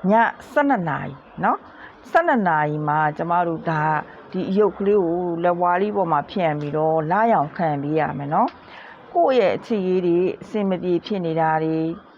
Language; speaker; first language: Burmese; native; Burmese